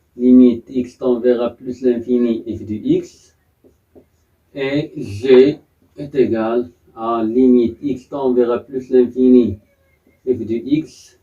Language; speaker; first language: French; non-native, local second language; Arabic